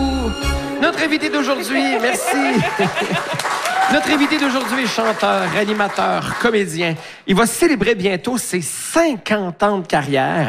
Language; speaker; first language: French; native; French